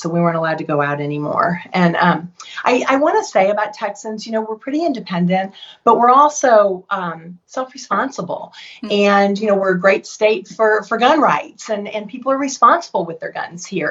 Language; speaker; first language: English; native; English